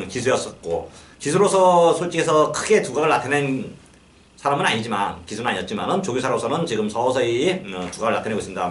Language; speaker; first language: Korean; native; Korean